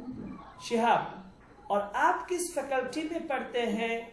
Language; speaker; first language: Hindi; non-native, learner; Bangla